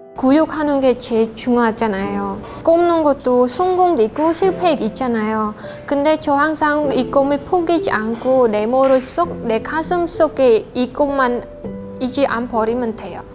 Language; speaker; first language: Korean; non-native, learner; Khmer